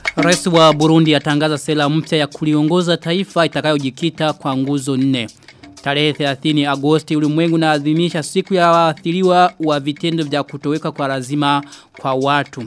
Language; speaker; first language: Swahili; non-native, local second language; Rundi